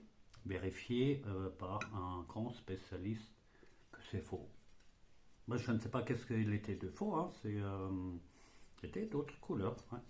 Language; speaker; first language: French; non-native, fluent; German